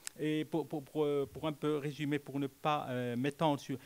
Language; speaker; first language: French; non-native, local second language; Arabic